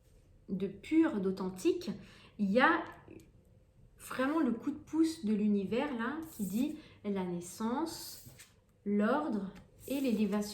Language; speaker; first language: French; native; French